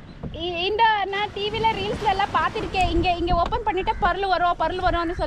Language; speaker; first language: Tamil; non-native, learner; Kannada